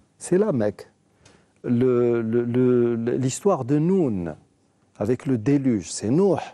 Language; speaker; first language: French; non-native, local second language; Arabic